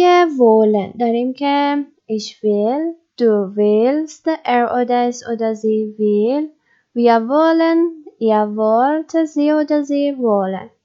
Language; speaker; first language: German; non-native, learner; Persian